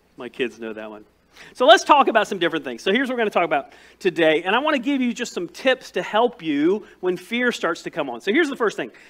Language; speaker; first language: English; native; English